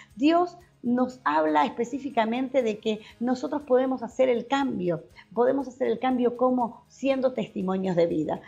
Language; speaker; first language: Spanish; native; Spanish